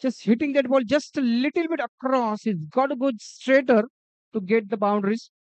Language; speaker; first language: English; non-native, local second language; Marathi